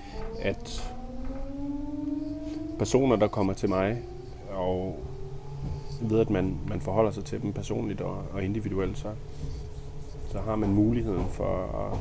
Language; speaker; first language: Danish; native; Danish